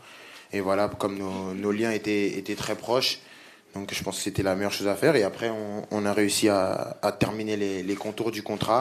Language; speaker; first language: French; native; French